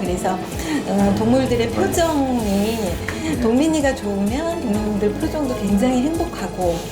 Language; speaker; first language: Korean; native; Korean